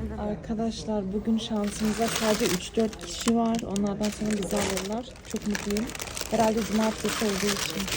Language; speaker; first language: Turkish; early bilingual, heritage; Turkish